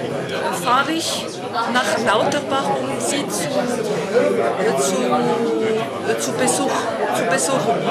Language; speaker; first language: German; non-native, fluent; French